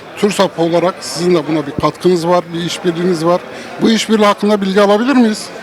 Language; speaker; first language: Turkish; native; Turkish